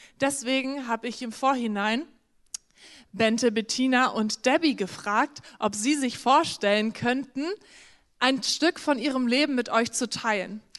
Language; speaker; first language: German; native; German